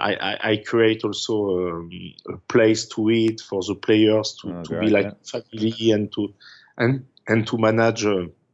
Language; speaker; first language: English; non-native, fluent; French